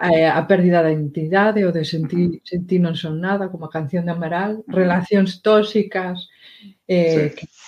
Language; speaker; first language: Galician; non-native, local second language; Spanish